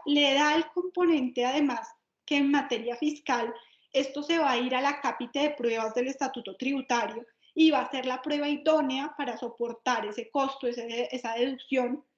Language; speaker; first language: Spanish; native; Spanish